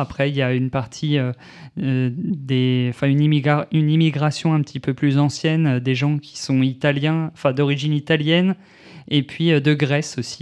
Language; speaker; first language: French; native; French